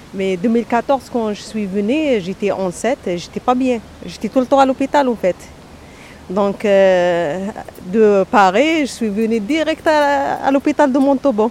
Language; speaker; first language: French; non-native, local second language; Arabic